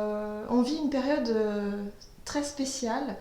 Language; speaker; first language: French; native; French